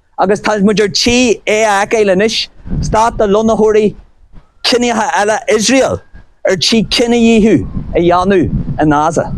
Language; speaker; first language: Irish; non-native, local second language; English